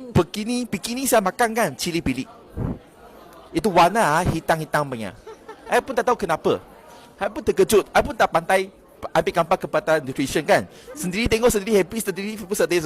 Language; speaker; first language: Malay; non-native, local second language; Chinese